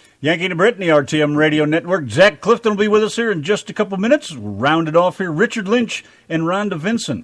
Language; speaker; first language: English; native; English